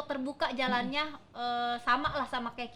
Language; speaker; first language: Indonesian; native; Indonesian